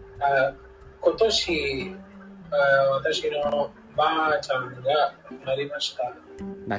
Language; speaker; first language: Japanese; non-native, learner; English